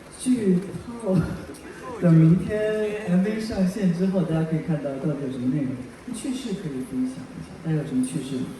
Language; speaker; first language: Chinese; native; Chinese